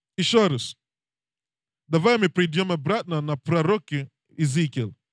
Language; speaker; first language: Russian; non-native, learner; English